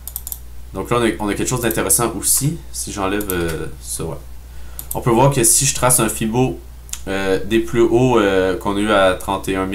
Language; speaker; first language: French; native; French